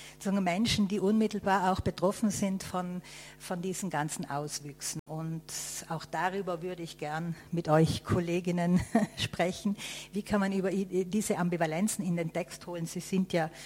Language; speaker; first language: German; native; German